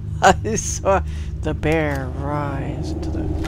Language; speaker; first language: English; native; English